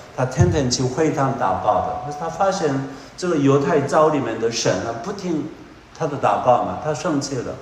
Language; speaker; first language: Chinese; non-native, fluent; Korean